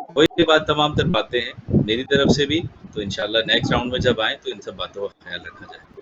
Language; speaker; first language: Urdu; native; Urdu